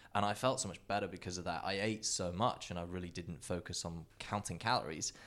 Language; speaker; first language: English; native; English